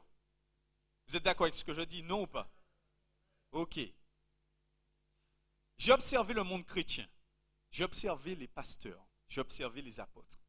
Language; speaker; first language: French; native; French